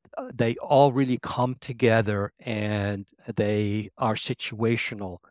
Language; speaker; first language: English; early bilingual, other home language; Arabic